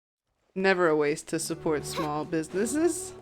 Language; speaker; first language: English; native; English